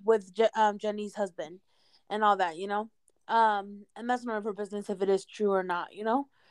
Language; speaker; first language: English; early bilingual, other home language; Spanish